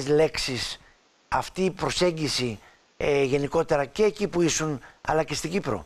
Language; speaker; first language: Greek; native; Greek